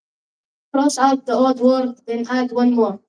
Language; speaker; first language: English; non-native, learner; Arabic